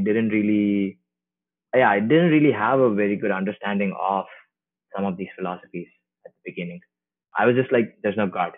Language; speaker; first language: English; non-native, local second language; Tamil